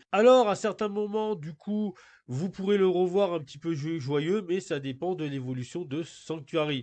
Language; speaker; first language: French; native; French